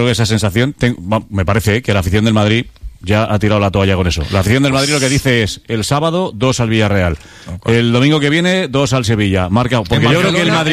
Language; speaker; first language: Spanish; native; Spanish